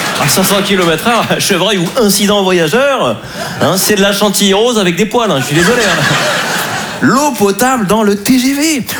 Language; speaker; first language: French; native; French